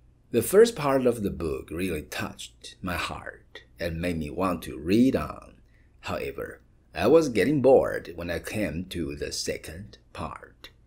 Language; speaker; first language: English; non-native, fluent; Chinese